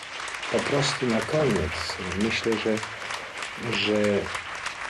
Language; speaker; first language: Polish; native; Polish